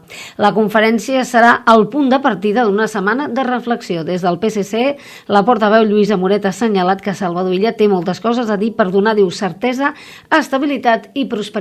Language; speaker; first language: Catalan; native; Catalan